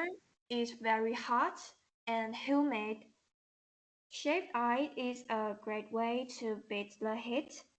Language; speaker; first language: English; non-native, learner; Chinese